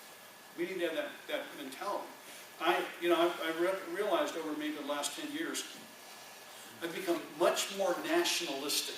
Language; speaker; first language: English; native; English